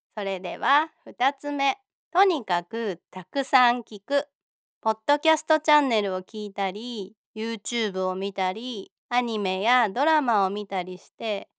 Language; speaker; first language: Japanese; native; Japanese